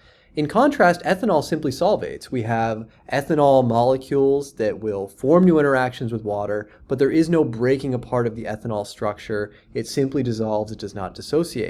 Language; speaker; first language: English; native; English